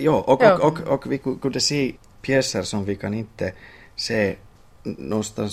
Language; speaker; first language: Swedish; non-native, local second language; Finnish